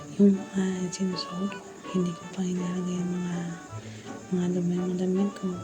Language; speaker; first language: Filipino; non-native, local second language; Hiligaynon